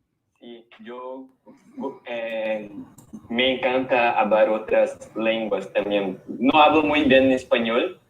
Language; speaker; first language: Spanish; non-native, fluent; Portuguese